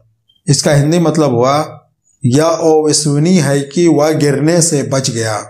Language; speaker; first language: Hindi; native; Hindi